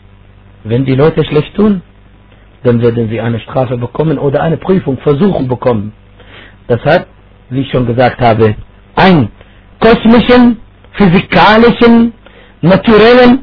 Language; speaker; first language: German; non-native, fluent; Arabic